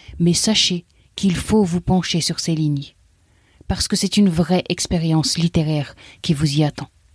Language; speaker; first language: French; native; French